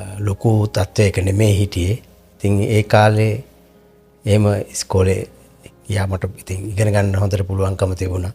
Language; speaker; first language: Sinhala; native; Sinhala